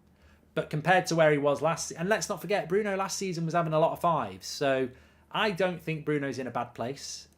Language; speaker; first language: English; native; English